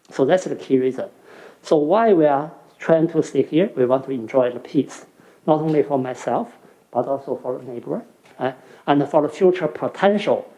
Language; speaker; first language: English; non-native, fluent; Chinese